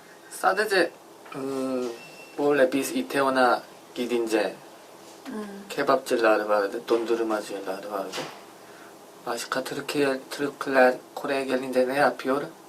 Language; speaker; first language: Turkish; non-native, learner; Korean